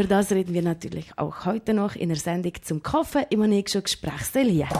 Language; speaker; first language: German; native; German